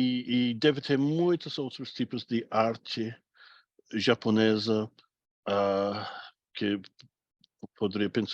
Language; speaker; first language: Portuguese; non-native, fluent; English